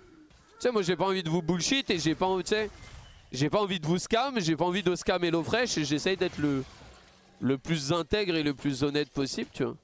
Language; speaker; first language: French; native; French